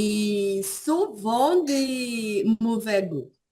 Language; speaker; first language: French; non-native, learner; Portuguese